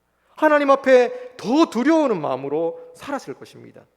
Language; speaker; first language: Korean; native; Korean